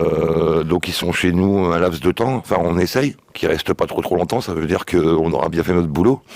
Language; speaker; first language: French; native; French